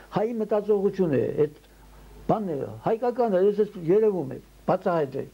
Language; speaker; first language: Armenian; early bilingual, heritage; Armenian